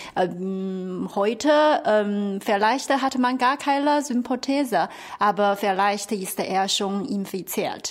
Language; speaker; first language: German; non-native, fluent; Chinese